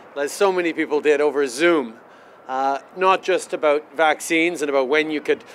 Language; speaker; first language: English; native; English